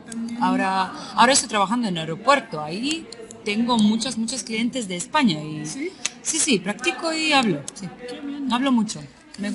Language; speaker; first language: Spanish; non-native, learner; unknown